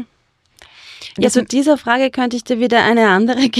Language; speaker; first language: German; native; German